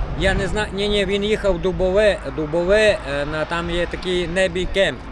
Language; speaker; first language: Ukrainian; native; Ukrainian